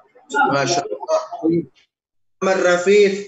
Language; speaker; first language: Arabic; non-native, fluent; Indonesian